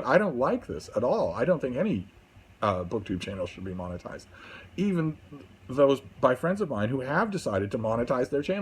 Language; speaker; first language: English; native; English